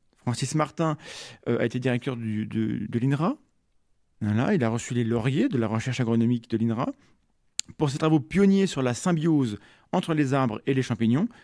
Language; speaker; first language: French; native; French